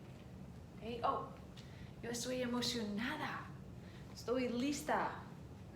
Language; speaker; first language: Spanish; non-native, fluent; English